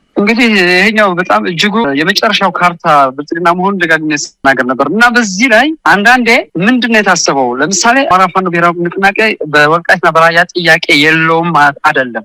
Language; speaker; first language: Amharic; non-native, local second language; Tigrinya